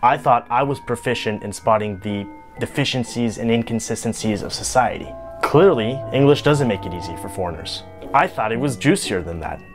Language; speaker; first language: English; native; English